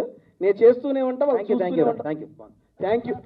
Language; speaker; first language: Telugu; native; Telugu